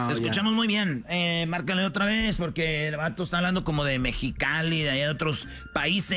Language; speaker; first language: Spanish; native; Spanish